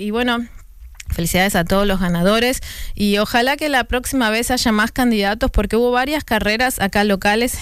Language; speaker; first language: Spanish; native; Spanish